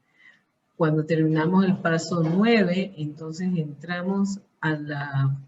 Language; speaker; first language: Spanish; early bilingual, heritage; Spanish